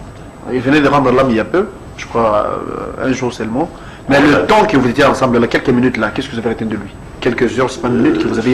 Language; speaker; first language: French; non-native, local second language; Lingala